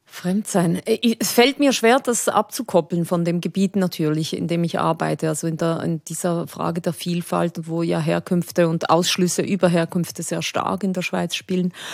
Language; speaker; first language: German; early bilingual, other home language; Spanish